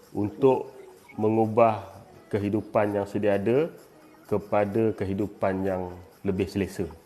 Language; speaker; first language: Malay; native; Malay